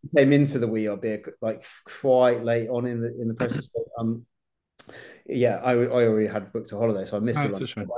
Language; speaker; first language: English; native; English